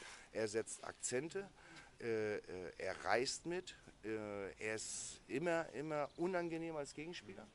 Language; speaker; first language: German; native; German